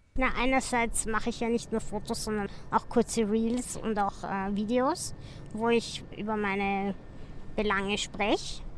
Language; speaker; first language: German; native; German